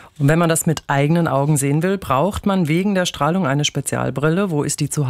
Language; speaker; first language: German; native; German